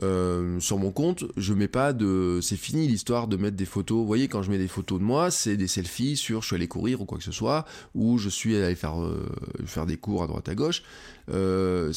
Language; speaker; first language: French; native; French